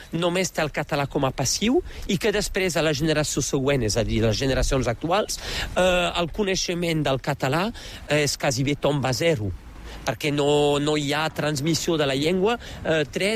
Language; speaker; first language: Catalan; native; Catalan